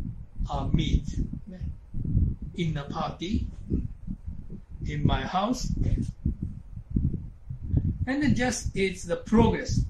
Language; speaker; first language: English; non-native, learner; Japanese